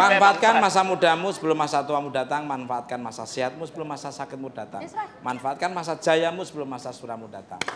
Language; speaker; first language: Indonesian; native; Indonesian